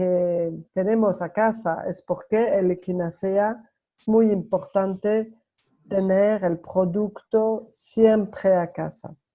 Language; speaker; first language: Spanish; non-native, learner; French